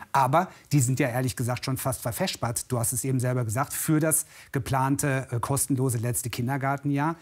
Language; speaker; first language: German; native; German